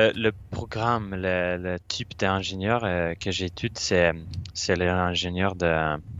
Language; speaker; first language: French; non-native, learner; Swedish